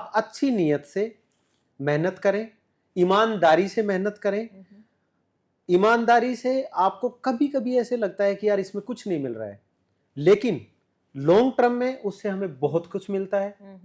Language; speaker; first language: Hindi; native; Hindi